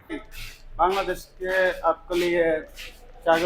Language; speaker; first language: Hindi; non-native, learner; Bangla